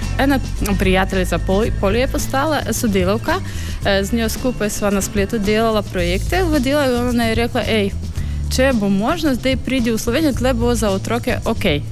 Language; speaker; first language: Slovenian; non-native, fluent; Ukrainian